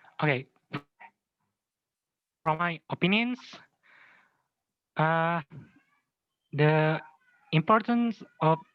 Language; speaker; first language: English; non-native, learner; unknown